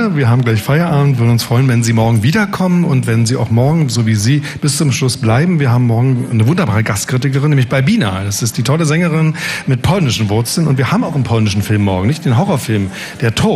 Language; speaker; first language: German; native; German